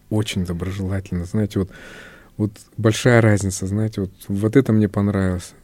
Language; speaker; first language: Russian; non-native, local second language; Kyrgyz